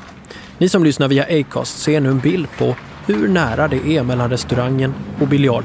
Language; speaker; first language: Swedish; native; Swedish